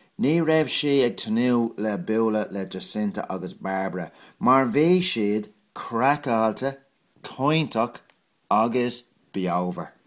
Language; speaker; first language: Irish; non-native, local second language; English